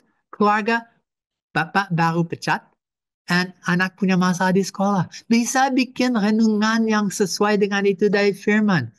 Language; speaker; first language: Indonesian; non-native, fluent; English